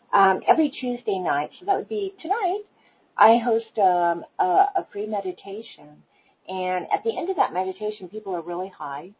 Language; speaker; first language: English; native; English